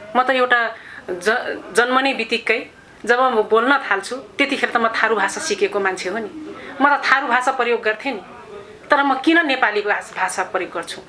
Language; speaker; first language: Nepali; non-native, local second language; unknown